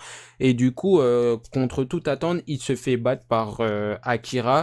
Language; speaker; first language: French; native; French